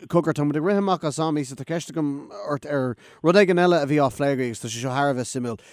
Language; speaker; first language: Irish; non-native, local second language; English